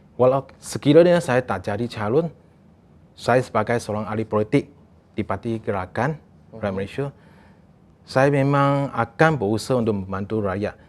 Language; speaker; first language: Malay; non-native, local second language; Chinese